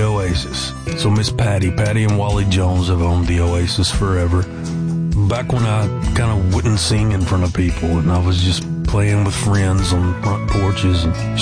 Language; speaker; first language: English; native; English